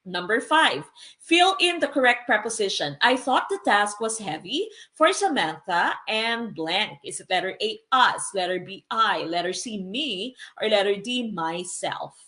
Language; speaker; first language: English; non-native, local second language; Filipino